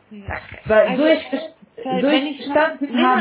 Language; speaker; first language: German; non-native, fluent; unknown